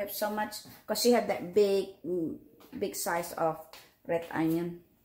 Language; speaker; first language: English; non-native, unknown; Indonesian